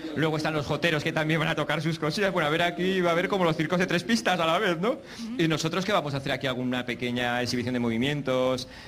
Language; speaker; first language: Spanish; native; Spanish